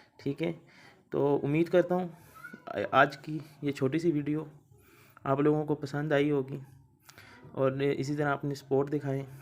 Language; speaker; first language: Urdu; non-native, local second language; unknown